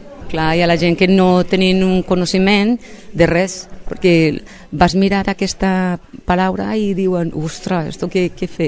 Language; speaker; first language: Catalan; non-native, local second language; Spanish